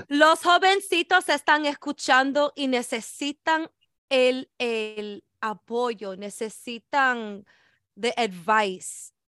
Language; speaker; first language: Spanish; early bilingual, heritage; Spanish